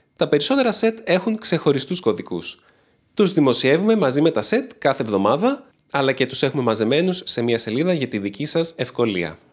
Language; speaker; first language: Greek; native; Greek